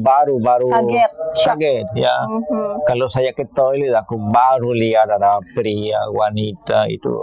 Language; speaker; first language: Indonesian; non-native, fluent; Spanish